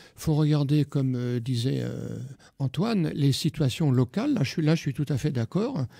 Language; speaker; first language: French; native; French